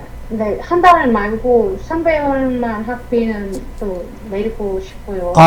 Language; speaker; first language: Korean; non-native, learner; Vietnamese